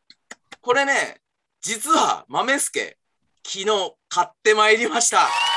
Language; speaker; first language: Japanese; native; Japanese